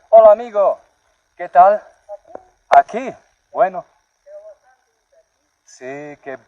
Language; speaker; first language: Spanish; non-native, learner; English